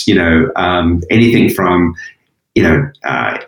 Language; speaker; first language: English; native; English